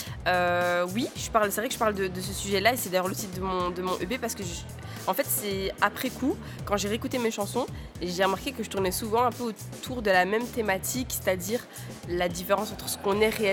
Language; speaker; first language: French; native; French